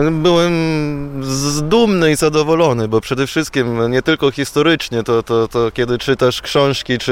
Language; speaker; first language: Polish; non-native, fluent; Italian